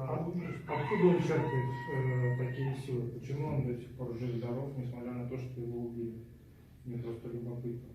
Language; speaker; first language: Russian; native; Russian